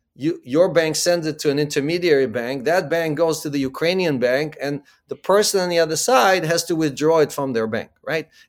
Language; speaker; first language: English; early bilingual, other home language; Ukrainian